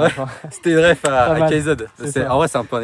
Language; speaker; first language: French; native; French